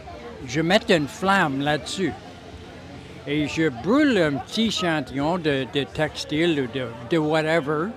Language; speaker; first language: French; non-native, local second language; English